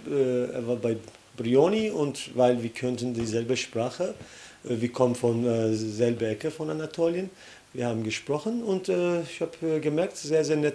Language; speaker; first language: German; non-native, fluent; Turkish